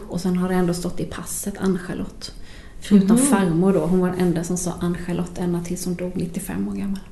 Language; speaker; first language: Swedish; native; Swedish